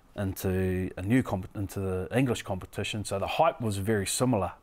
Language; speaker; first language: English; native; English